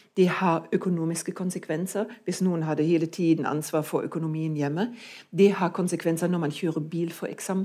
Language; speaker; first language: Norwegian; non-native, fluent; German